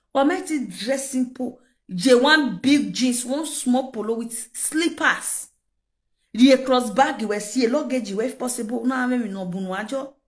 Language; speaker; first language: Nigerian Pidgin; non-native, local second language; Yoruba